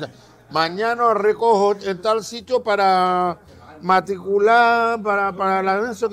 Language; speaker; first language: Spanish; non-native, fluent; Haitian Creole